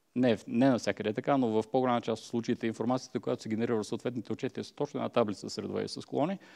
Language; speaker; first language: Bulgarian; native; Bulgarian